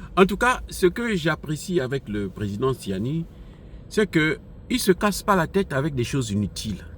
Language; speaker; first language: French; non-native, local second language; Lingala